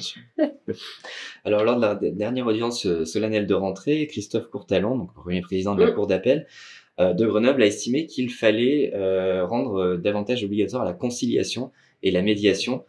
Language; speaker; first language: French; native; French